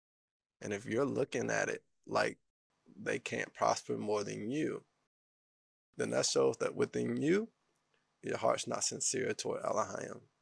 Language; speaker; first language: English; native; English